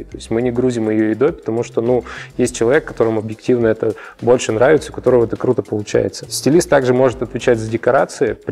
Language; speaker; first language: Russian; native; Russian